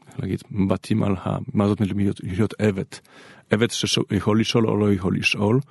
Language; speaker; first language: Hebrew; non-native, fluent; Polish